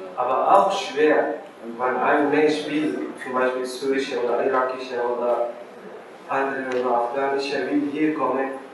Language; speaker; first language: German; non-native, learner; Arabic